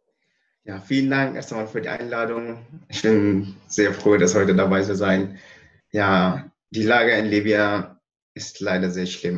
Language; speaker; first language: German; non-native, learner; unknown